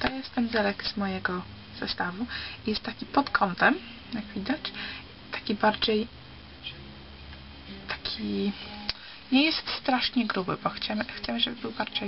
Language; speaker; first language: Polish; early bilingual, heritage; Polish